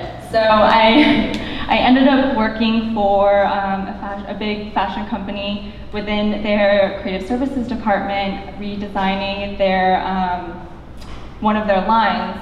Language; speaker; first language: English; native; English